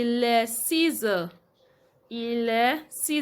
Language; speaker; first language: French; non-native, fluent; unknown